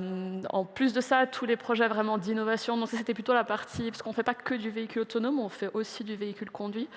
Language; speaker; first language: French; native; French